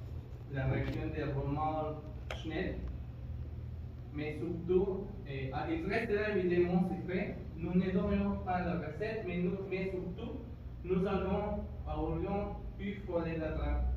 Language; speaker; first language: French; non-native, fluent; Spanish